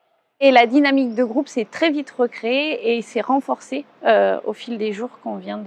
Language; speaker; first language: French; native; French